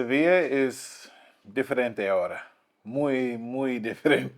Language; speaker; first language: Spanish; non-native, learner; English